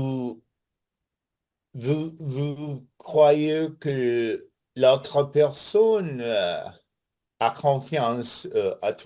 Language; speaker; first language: French; non-native, learner; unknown